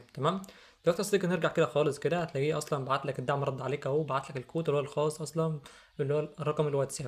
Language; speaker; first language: Arabic; native; Arabic